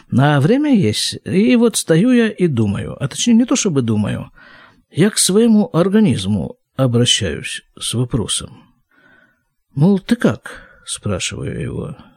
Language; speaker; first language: Russian; native; Russian